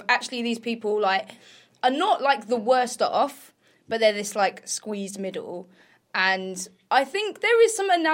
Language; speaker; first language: English; native; English